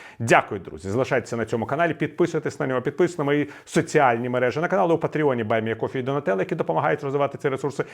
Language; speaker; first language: Ukrainian; non-native, local second language; Russian